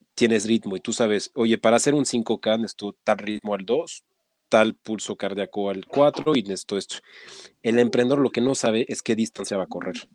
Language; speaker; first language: Spanish; non-native, fluent; French